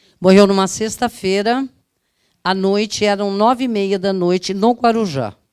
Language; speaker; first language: Portuguese; early bilingual, other home language; Italian